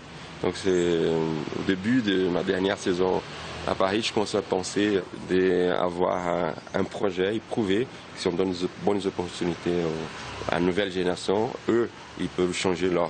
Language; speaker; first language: French; non-native, fluent; Portuguese